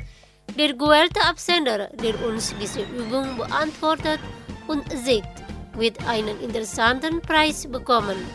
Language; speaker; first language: German; non-native, learner; Indonesian